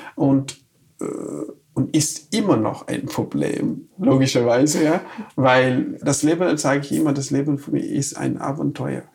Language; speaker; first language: German; non-native, fluent; Wolof